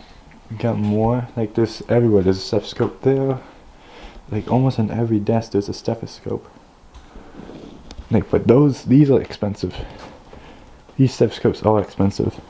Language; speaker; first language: English; native; English